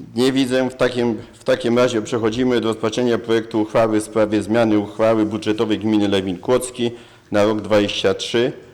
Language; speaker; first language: Polish; native; Polish